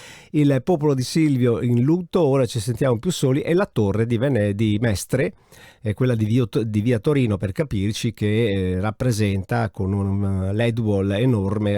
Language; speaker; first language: Italian; native; Italian